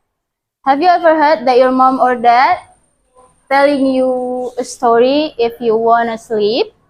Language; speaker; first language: English; non-native, learner; Indonesian